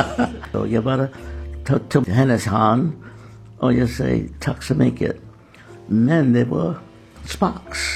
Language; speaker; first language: Swedish; non-native, learner; English